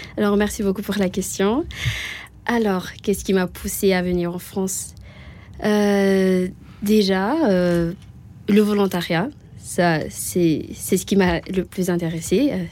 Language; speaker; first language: French; non-native, local second language; Malagasy